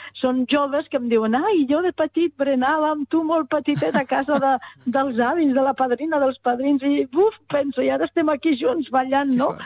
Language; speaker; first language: Catalan; native; Catalan